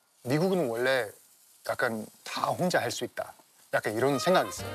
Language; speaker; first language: Korean; non-native, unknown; English